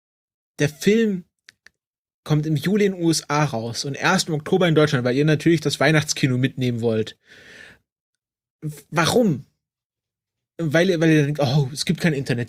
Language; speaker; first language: German; native; German